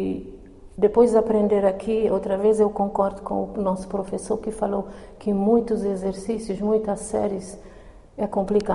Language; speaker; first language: Portuguese; non-native, local second language; Kabuverdianu